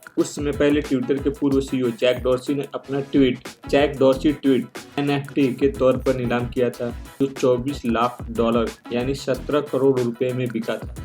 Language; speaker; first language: Hindi; native; Hindi